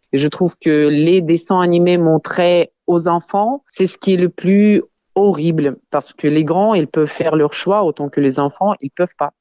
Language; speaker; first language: French; non-native, fluent; Ukrainian